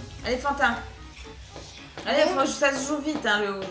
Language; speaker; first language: French; native; French